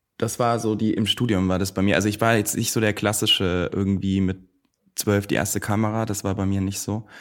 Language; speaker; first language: German; native; German